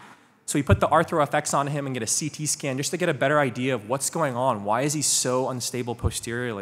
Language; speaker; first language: English; native; English